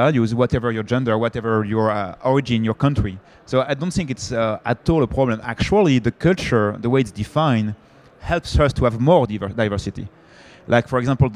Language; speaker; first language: English; non-native, fluent; French